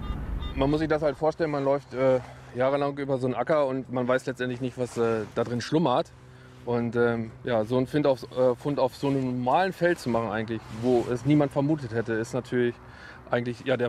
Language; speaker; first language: German; native; German